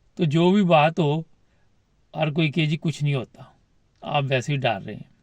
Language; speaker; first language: Urdu; non-native, local second language; Punjabi